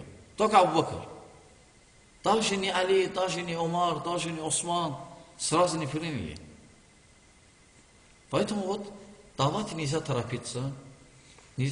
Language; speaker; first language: Russian; non-native, learner; Azerbaijani